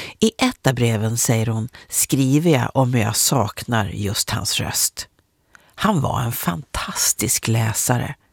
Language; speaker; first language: Swedish; native; Swedish